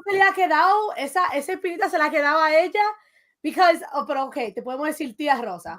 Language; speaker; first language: Spanish; early bilingual, heritage; Spanish